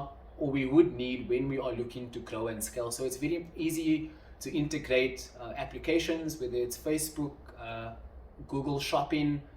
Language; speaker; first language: English; non-native, local second language; Afrikaans